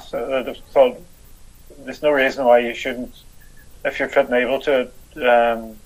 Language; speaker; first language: English; native; English